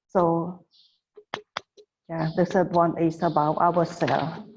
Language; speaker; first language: English; non-native, fluent; Khmer